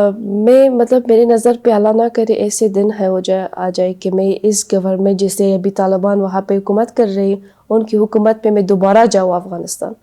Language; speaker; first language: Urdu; non-native, learner; Persian